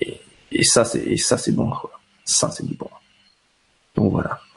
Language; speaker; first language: French; native; French